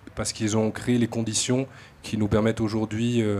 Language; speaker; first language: French; native; French